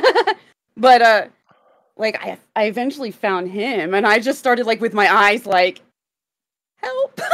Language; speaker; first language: English; native; English